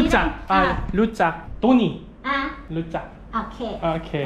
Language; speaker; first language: Thai; non-native, learner; Korean